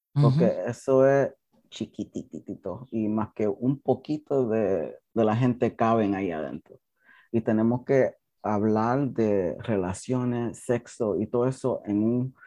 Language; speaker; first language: Spanish; early bilingual, heritage; English